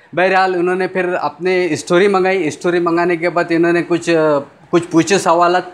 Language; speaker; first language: Hindi; non-native, local second language; Urdu